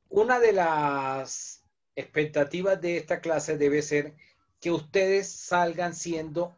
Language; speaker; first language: Spanish; native; Spanish